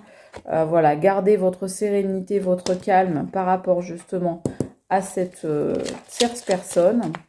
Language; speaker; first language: French; native; French